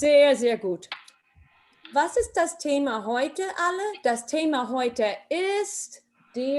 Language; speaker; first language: German; non-native, fluent; English